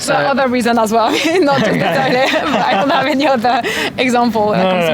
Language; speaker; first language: English; non-native, fluent; French